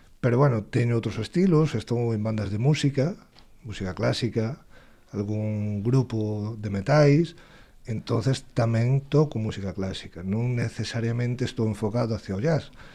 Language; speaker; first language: Galician; non-native, local second language; Spanish